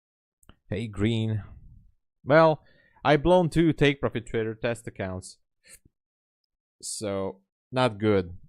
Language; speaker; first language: English; non-native, fluent; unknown